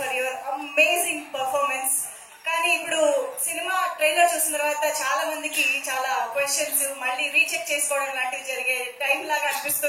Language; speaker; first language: Telugu; native; Telugu